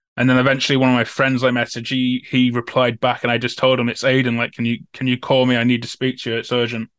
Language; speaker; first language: English; native; English